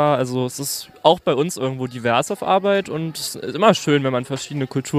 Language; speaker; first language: German; native; German